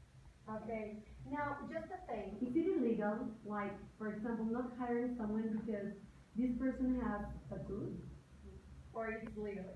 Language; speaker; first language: English; non-native, fluent; Spanish